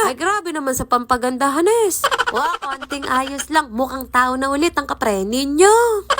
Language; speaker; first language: Filipino; native; Filipino